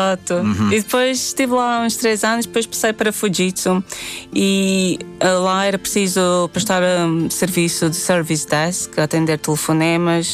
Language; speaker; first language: Portuguese; non-native, fluent; Latvian